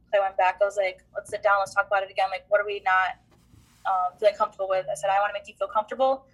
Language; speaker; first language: English; native; English